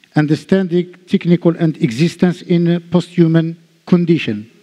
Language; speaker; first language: English; non-native, learner; Arabic